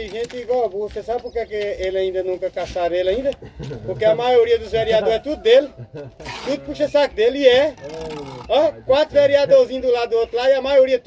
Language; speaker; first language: Portuguese; native; Portuguese